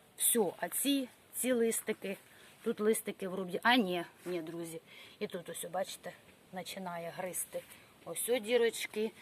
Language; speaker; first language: Ukrainian; non-native, local second language; Russian